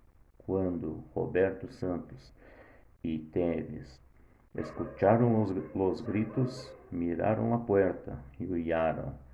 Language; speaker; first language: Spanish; non-native, learner; Portuguese